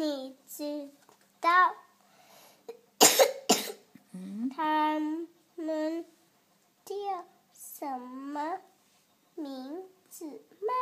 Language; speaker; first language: Chinese; non-native, learner; Thai